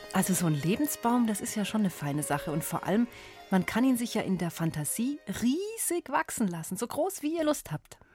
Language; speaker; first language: German; native; German